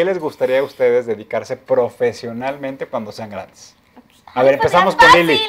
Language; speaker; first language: Spanish; native; Spanish